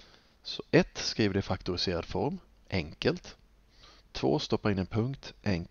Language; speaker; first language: Swedish; native; Swedish